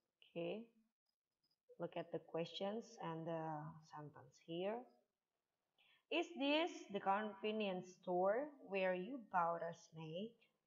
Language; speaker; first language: English; non-native, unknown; Indonesian